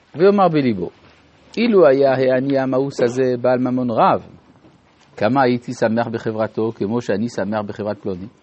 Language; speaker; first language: Hebrew; non-native, fluent; French